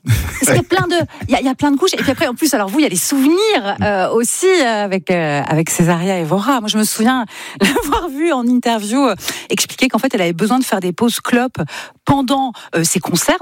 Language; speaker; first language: French; native; French